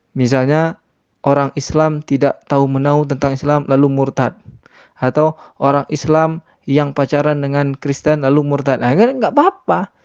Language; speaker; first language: Indonesian; native; Indonesian